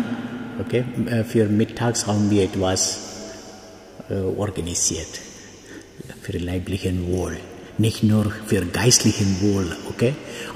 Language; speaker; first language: German; non-native, fluent; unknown